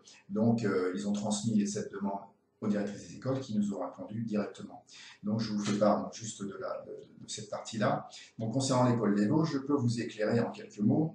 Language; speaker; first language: French; native; French